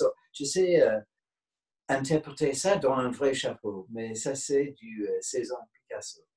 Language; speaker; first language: French; non-native, fluent; English